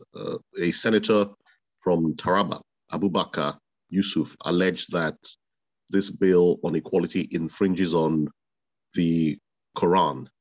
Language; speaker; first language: English; non-native, local second language; Bini